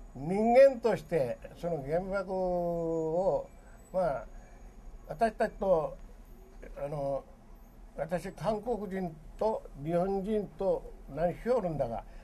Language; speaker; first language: Japanese; early bilingual, other home language; Korean